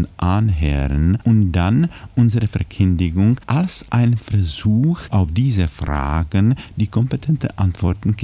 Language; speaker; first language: German; non-native, fluent; Czech